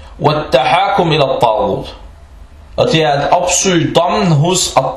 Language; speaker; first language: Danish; early bilingual, other home language; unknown